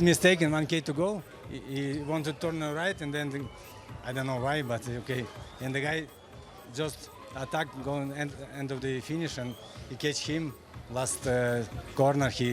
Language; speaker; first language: English; non-native, fluent; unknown